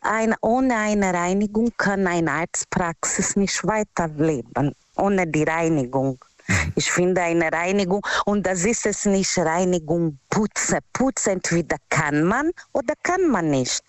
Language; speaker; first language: German; non-native, learner; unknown